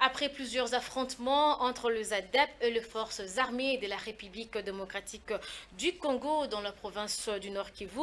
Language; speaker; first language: French; native; French